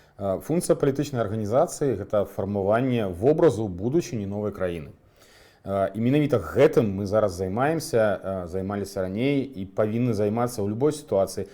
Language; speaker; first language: Belarusian; native; Belarusian